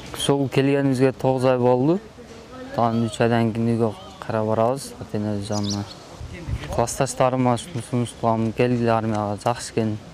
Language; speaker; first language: Kyrgyz; non-native, local second language; Uzbek